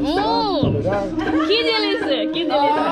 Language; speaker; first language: Portuguese; non-native, learner; Thai